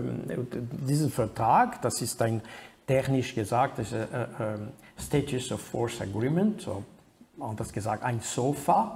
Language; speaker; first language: German; non-native, fluent; French